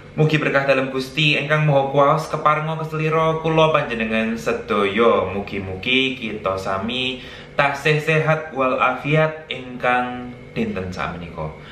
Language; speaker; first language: Javanese; non-native, local second language; Indonesian